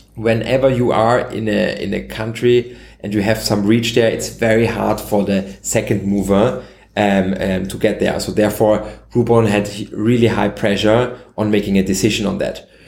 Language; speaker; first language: English; non-native, fluent; German